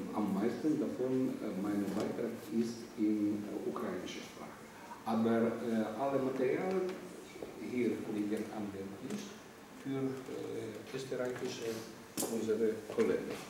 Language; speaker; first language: German; non-native, learner; Ukrainian